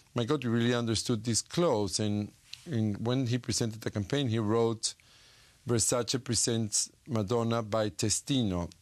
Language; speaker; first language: English; non-native, fluent; Spanish